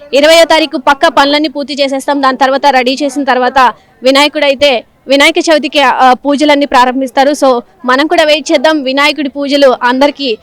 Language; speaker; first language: Telugu; native; Telugu